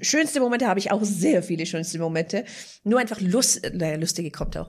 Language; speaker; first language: German; non-native, fluent; Persian